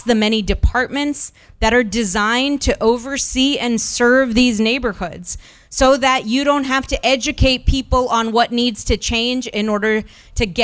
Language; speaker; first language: English; early bilingual, other home language; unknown